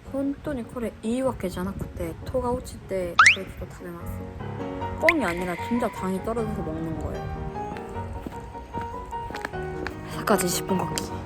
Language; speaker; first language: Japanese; non-native, fluent; Korean